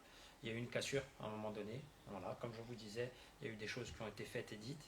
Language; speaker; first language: French; native; French